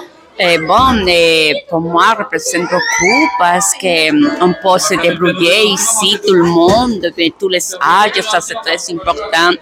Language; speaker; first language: French; non-native, learner; Spanish